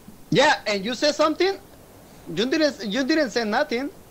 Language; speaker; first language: English; non-native, fluent; Spanish